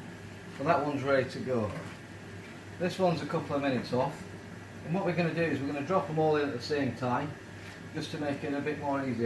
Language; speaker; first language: English; native; English